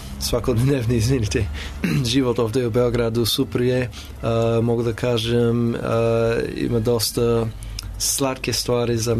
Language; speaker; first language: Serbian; non-native, learner; English